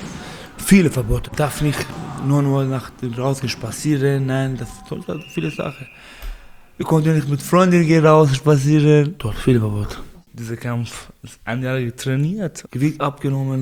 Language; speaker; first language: German; non-native, learner; Persian